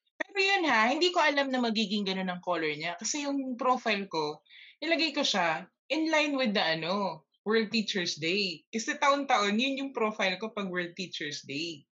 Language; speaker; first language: Filipino; native; Filipino